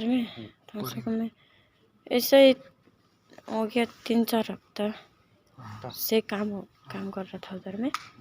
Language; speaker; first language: Hindi; non-native, local second language; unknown